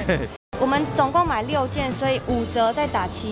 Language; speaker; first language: Chinese; native; Chinese